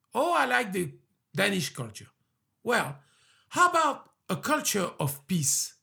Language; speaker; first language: English; early bilingual, other home language; French